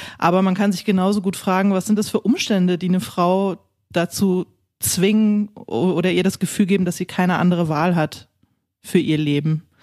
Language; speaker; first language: German; native; German